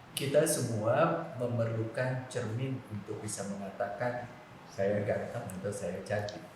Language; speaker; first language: Indonesian; non-native, local second language; Javanese